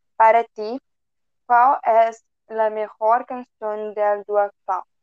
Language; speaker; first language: Spanish; non-native, learner; Portuguese